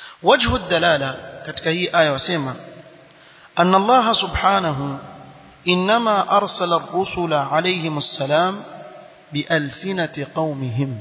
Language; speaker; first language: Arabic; non-native, fluent; Swahili